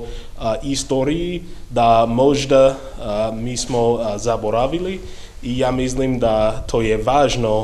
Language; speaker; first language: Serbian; non-native, learner; English